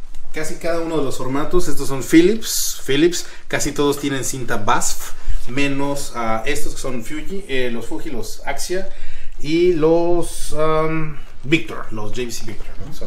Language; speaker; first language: Spanish; native; Spanish